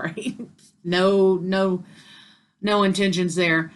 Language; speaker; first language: English; native; English